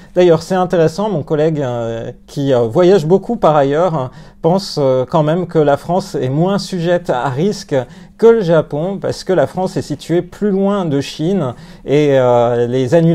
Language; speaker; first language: French; native; French